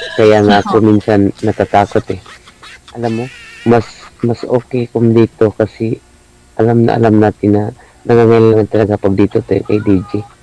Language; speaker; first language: Filipino; non-native, local second language; Cebuano